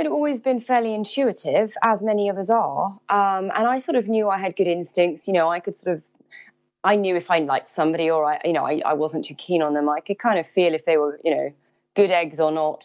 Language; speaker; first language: English; native; English